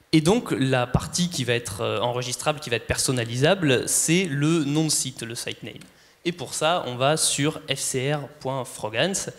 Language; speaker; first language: French; native; French